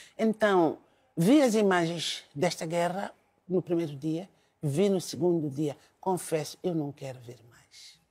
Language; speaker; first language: Portuguese; non-native, local second language; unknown